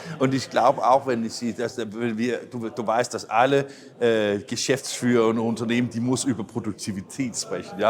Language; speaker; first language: German; non-native, learner; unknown